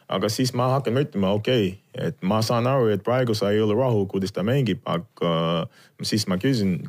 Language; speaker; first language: Estonian; non-native, fluent; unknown